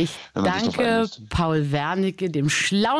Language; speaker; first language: German; native; German